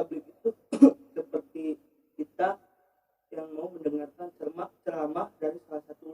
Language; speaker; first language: Indonesian; native; Indonesian